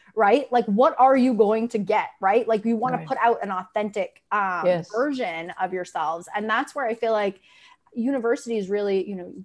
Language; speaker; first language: English; native; English